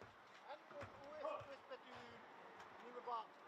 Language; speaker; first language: Dutch; non-native, fluent; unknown